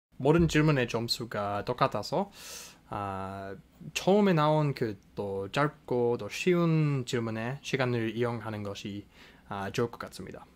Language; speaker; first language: Korean; non-native, fluent; English